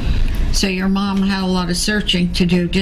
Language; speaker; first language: English; native; English